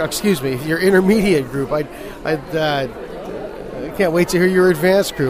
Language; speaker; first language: English; native; English